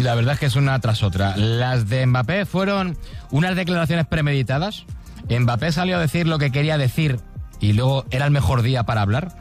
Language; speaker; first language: Spanish; native; Spanish